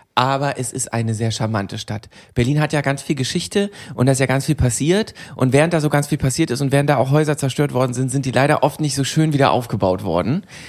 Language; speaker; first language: German; native; German